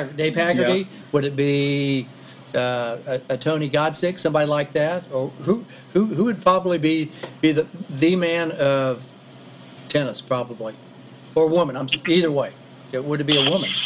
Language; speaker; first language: English; native; English